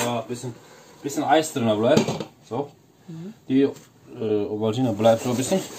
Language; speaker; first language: German; non-native, learner; Turkish